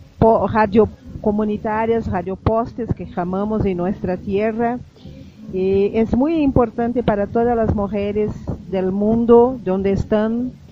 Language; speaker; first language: Spanish; non-native, learner; Portuguese